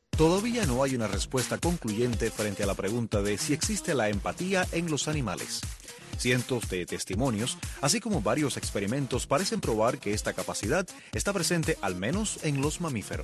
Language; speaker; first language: Spanish; native; Spanish